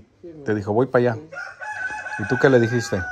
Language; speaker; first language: Spanish; native; Spanish